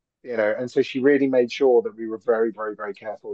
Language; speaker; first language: English; native; English